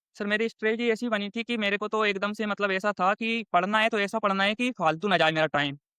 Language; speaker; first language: Hindi; native; Hindi